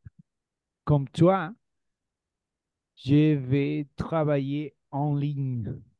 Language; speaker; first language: French; non-native, learner; Spanish